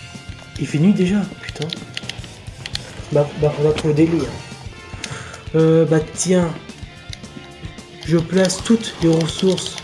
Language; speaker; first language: French; native; French